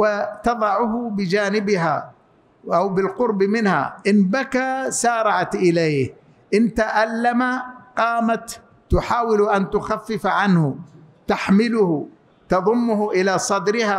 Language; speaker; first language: Arabic; native; Arabic